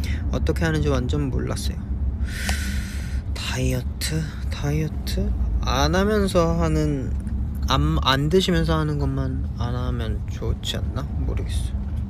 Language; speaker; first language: Korean; early bilingual, heritage; Korean